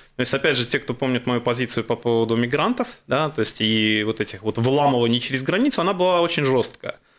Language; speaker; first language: Russian; native; Russian